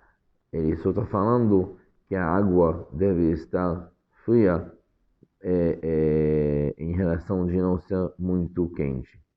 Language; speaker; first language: Portuguese; non-native, fluent; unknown